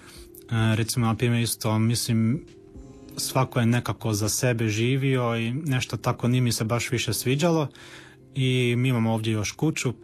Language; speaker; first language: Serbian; early bilingual, heritage; Serbian